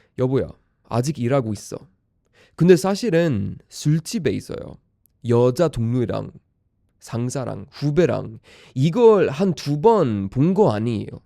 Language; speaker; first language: Korean; non-native, fluent; Swedish